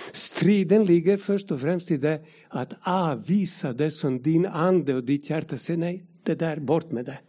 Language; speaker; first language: Swedish; non-native, fluent; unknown